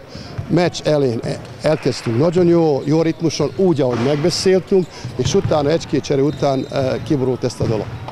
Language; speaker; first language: Hungarian; non-native, learner; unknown